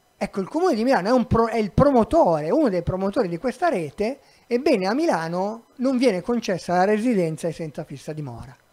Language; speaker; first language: Italian; native; Italian